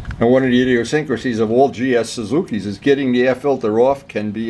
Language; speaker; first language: English; native; English